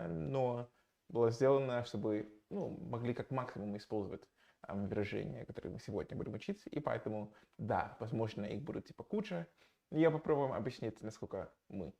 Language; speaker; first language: Russian; non-native, fluent; English